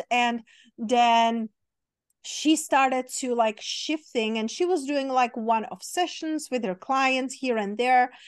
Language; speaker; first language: English; non-native, fluent; Czech